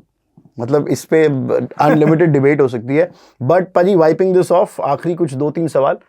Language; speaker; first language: Hindi; native; Hindi